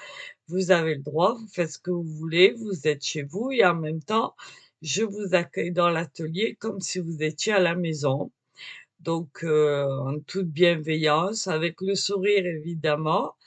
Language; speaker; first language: French; native; French